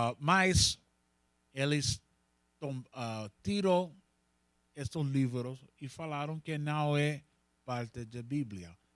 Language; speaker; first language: Portuguese; non-native, learner; Spanish